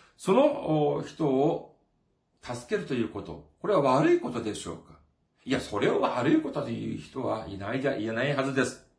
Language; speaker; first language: Japanese; non-native, fluent; Korean